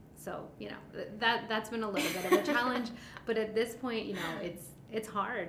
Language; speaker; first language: English; early bilingual, other home language; Spanish